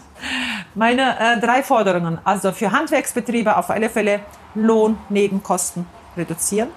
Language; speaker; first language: German; non-native, fluent; Turkish